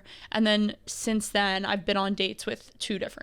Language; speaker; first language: English; native; English